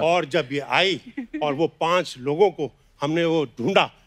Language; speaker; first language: Hindi; native; Hindi